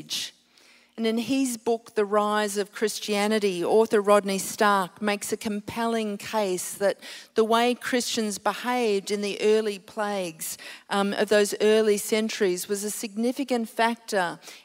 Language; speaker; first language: English; native; English